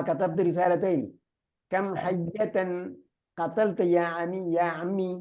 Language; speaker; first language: Arabic; non-native, learner; Malayalam